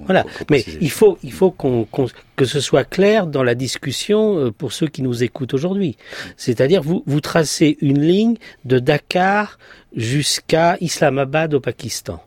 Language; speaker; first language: French; native; French